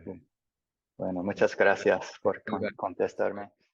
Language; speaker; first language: Spanish; non-native, fluent; English